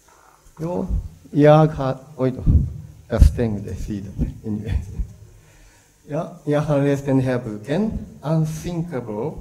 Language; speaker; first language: Swedish; non-native, learner; Japanese